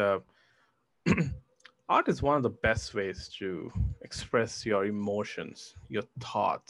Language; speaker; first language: English; non-native, local second language; Hindi